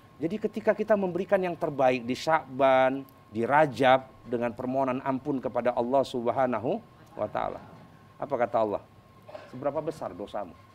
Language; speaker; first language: Indonesian; native; Indonesian